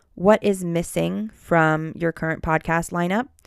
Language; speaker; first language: English; native; English